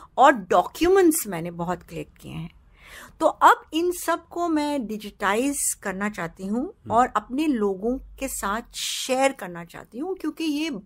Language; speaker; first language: Hindi; native; Hindi